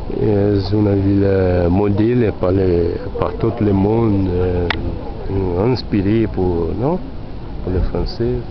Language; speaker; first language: French; non-native, learner; Portuguese